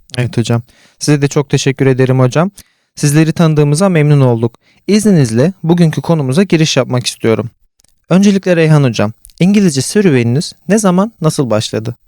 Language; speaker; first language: Turkish; native; Turkish